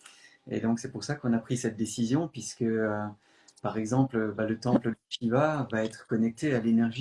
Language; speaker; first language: French; native; French